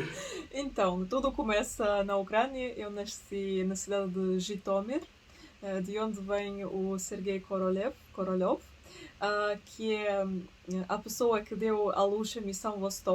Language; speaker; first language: Portuguese; early bilingual, other home language; Russian